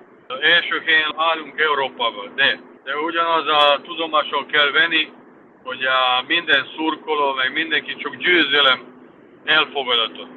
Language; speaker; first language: Hungarian; non-native, fluent; Serbian